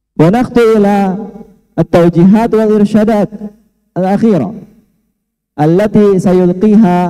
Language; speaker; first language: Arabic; non-native, learner; Indonesian